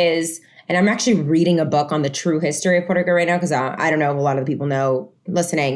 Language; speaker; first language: English; non-native, fluent; Spanish